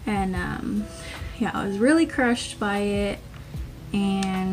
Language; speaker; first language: English; native; English